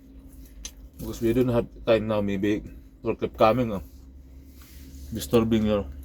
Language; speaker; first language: English; non-native, local second language; Filipino